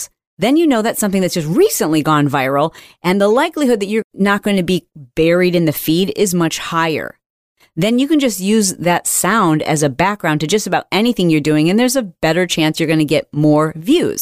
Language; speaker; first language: English; native; English